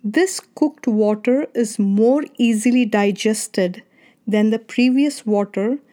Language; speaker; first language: English; non-native, local second language; Kannada